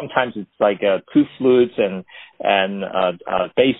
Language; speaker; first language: English; non-native, local second language; Cantonese